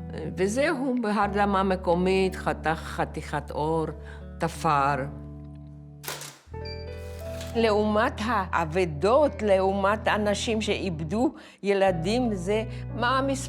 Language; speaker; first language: Hebrew; non-native, fluent; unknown